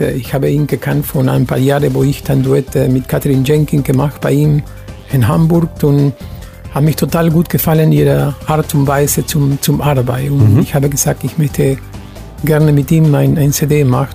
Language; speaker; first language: German; non-native, fluent; Spanish